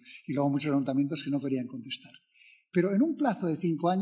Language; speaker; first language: Spanish; native; Spanish